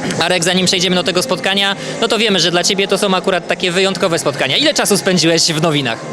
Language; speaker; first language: Polish; native; Polish